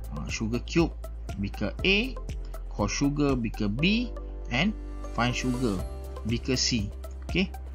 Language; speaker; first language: English; non-native, local second language; Malay